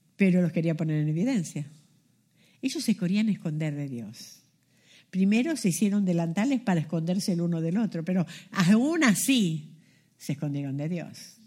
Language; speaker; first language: Spanish; native; Spanish